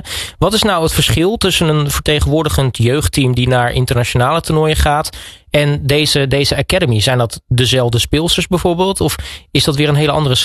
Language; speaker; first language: Dutch; native; Dutch